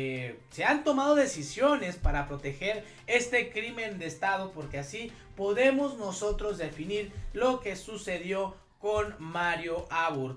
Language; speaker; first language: Spanish; native; Spanish